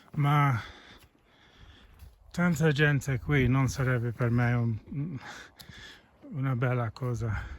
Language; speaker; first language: Italian; non-native, fluent; English